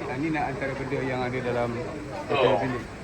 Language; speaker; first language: Malay; native; Malay